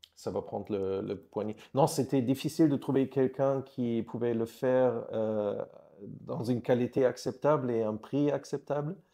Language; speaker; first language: French; non-native, fluent; German